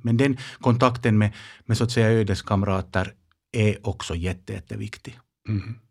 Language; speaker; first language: Swedish; non-native, local second language; Finnish